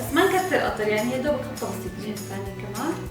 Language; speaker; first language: Arabic; native; Arabic